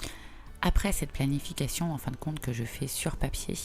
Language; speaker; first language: French; native; French